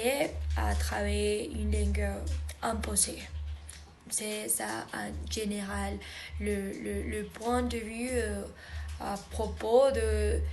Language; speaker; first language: French; non-native, learner; Spanish